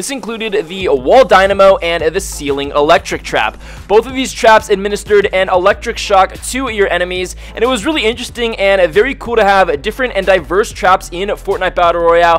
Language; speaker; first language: English; native; English